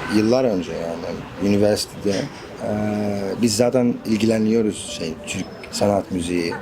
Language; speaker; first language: Turkish; non-native, learner; Arabic